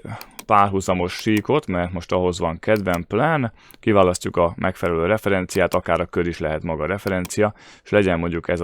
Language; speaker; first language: Hungarian; native; Hungarian